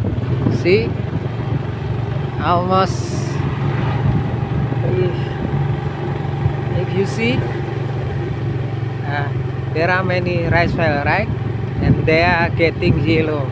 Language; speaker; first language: English; non-native, learner; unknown